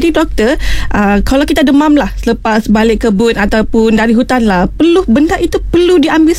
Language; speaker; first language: Malay; native; Malay